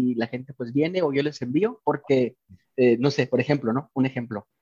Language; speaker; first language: Spanish; native; Spanish